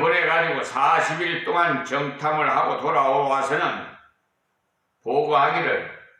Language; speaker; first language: Korean; native; Korean